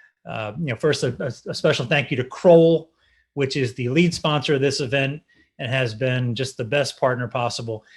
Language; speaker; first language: English; native; English